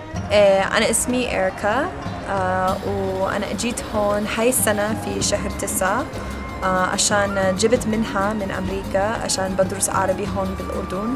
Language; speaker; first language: Arabic; non-native, learner; English